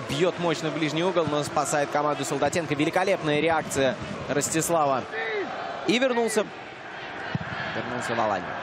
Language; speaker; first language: Russian; native; Russian